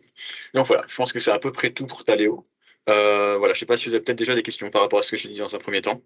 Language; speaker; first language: French; native; French